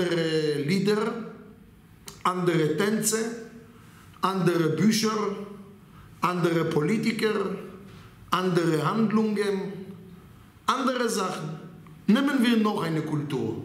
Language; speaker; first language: German; non-native, fluent; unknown